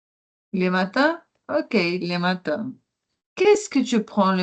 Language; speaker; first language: French; non-native, fluent; Portuguese